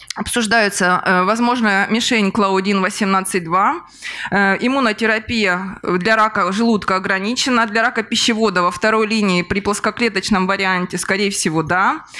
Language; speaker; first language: Russian; native; Russian